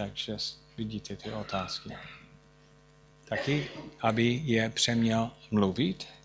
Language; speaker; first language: Czech; non-native, fluent; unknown